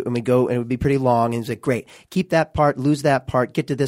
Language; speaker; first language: English; native; English